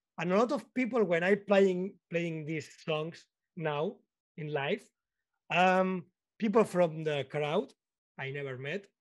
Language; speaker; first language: English; non-native, learner; Spanish